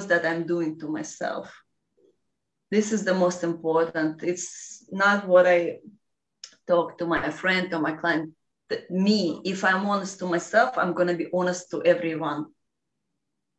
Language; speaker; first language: English; non-native, fluent; Russian